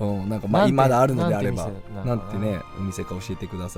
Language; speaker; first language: Japanese; native; Japanese